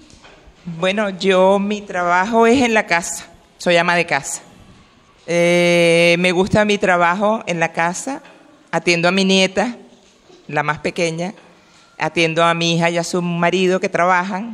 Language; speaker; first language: Spanish; non-native, learner; Italian